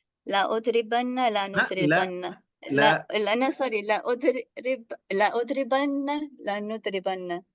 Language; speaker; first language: Arabic; non-native, learner; English